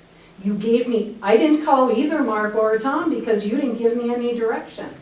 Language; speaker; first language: English; native; English